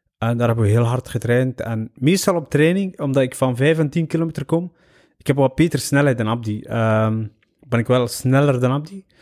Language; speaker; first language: Dutch; early bilingual, other home language; Somali